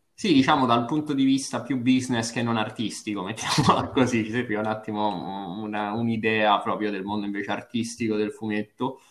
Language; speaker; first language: Italian; native; Italian